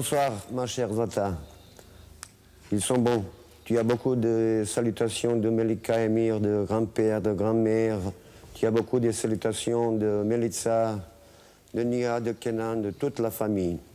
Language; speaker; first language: French; non-native, fluent; Bosnian